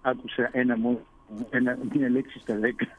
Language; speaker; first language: Greek; early bilingual, heritage; Greek